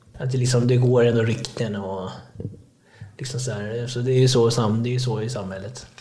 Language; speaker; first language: Swedish; early bilingual, other home language; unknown